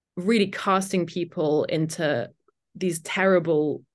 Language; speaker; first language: English; native; English